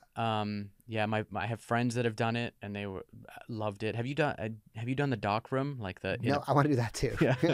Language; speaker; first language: English; native; English